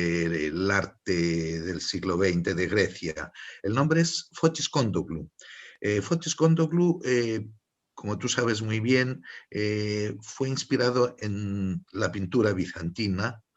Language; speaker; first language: Spanish; non-native, fluent; Greek